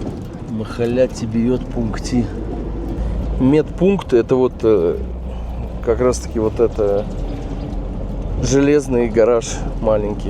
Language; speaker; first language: Russian; native; Russian